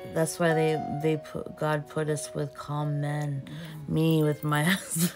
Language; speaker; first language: English; early bilingual, other home language; Portuguese